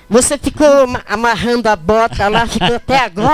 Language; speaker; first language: Portuguese; native; Portuguese